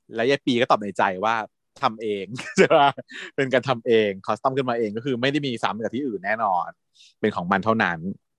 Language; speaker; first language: Thai; native; Thai